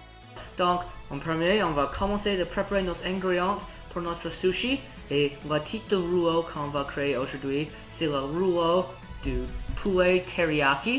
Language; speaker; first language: French; non-native, learner; English